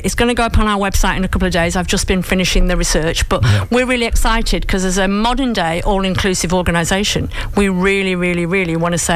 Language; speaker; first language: English; native; English